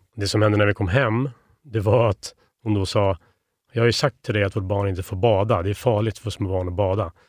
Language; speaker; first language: Swedish; native; Swedish